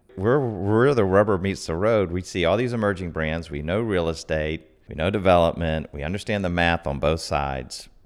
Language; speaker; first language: English; native; English